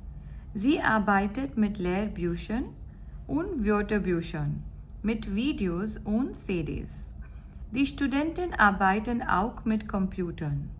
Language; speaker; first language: German; non-native, fluent; Gujarati